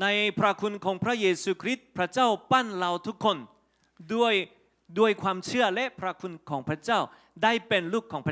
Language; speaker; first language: Thai; non-native, fluent; Korean